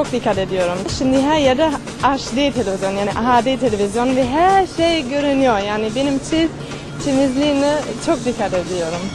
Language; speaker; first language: Turkish; non-native, fluent; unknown